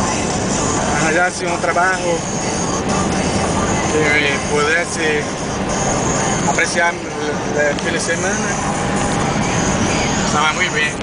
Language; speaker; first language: Portuguese; native; Portuguese